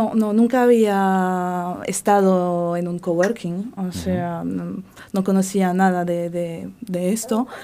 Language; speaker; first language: Spanish; non-native, fluent; French